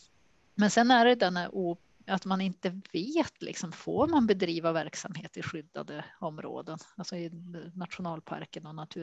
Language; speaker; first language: Swedish; native; Swedish